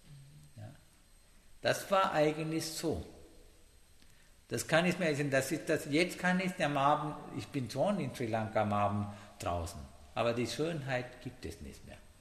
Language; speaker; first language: German; non-native, learner; Sinhala